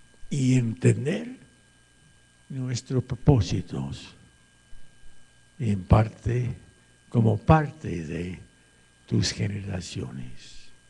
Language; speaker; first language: Spanish; non-native, fluent; English